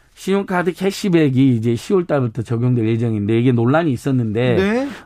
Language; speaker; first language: Korean; native; Korean